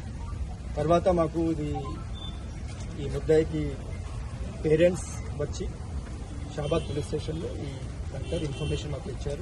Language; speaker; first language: Telugu; non-native, learner; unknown